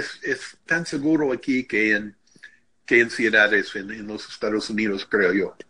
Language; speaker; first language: Spanish; non-native, fluent; English